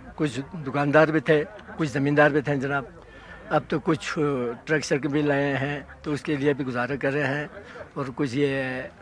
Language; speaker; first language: Urdu; non-native, local second language; Ladakhi